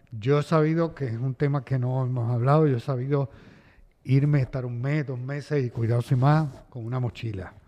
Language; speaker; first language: Spanish; native; Spanish